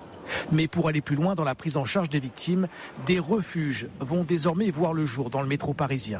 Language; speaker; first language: French; native; French